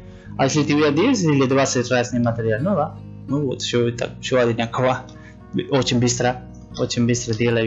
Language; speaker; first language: Russian; non-native, learner; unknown